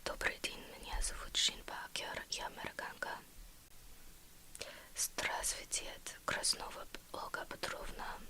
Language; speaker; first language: Russian; non-native, learner; English